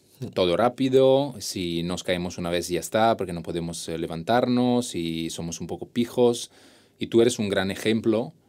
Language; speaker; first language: Spanish; non-native, fluent; Italian